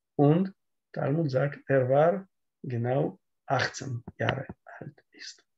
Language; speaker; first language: German; non-native, learner; Russian